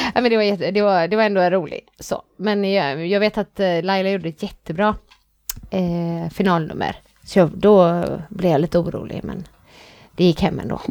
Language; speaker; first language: Swedish; native; Swedish